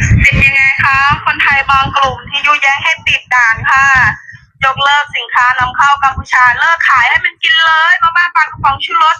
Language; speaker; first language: Thai; non-native, fluent; Khmer